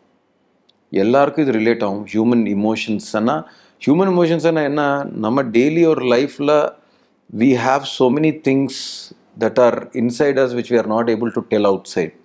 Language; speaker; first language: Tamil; non-native, learner; Telugu